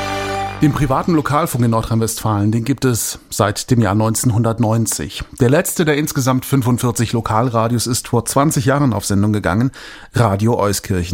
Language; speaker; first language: German; native; German